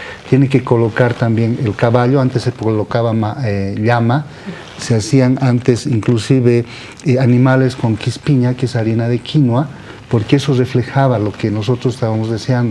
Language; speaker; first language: Spanish; native; Spanish